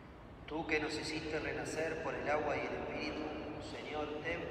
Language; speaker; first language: Spanish; native; Spanish